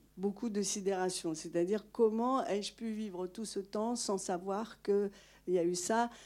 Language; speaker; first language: French; non-native, local second language; Malagasy